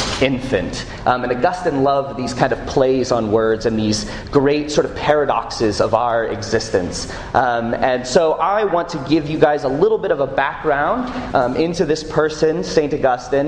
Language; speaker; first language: English; native; English